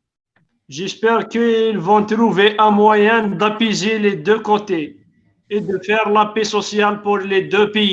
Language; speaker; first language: French; non-native, learner; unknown